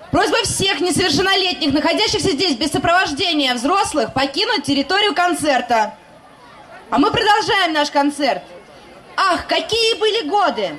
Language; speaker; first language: Russian; native; Russian